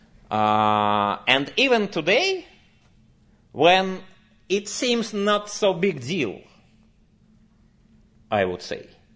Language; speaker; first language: English; non-native, fluent; Russian